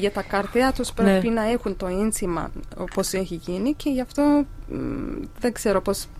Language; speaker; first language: Greek; non-native, learner; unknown